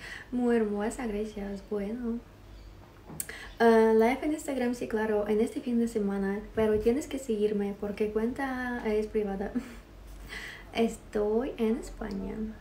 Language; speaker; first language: Spanish; non-native, fluent; Russian